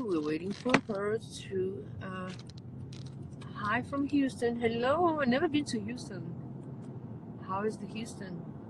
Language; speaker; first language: English; non-native, fluent; Russian